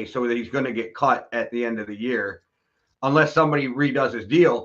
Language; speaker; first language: English; native; English